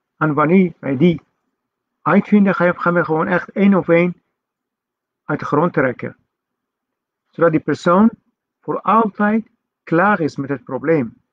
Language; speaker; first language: Dutch; non-native, fluent; Persian